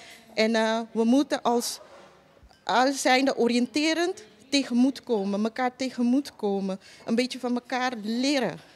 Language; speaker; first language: Dutch; non-native, local second language; Papiamento